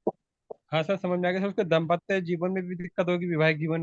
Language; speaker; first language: Hindi; native; Hindi